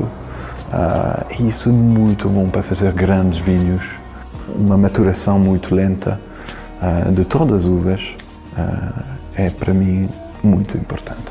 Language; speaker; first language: Portuguese; non-native, learner; French